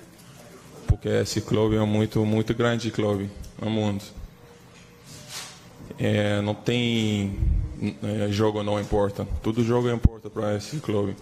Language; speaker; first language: Portuguese; non-native, learner; English